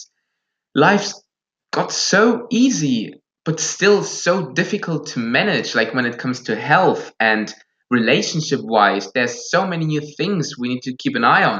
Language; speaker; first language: English; non-native, fluent; Russian